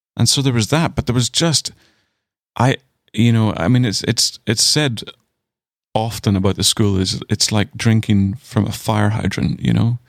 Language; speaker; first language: English; native; English